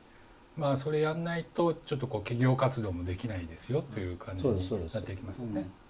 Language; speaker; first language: Japanese; native; Japanese